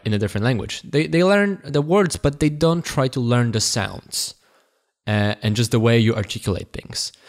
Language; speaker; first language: English; non-native, fluent; Polish